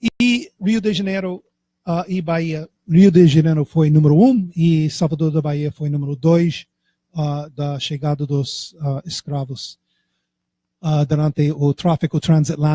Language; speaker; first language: Portuguese; non-native, fluent; English